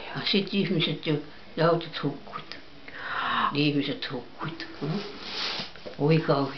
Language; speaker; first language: Finnish; early bilingual, heritage; Finnish